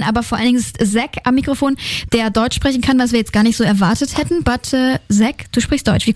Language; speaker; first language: German; native; German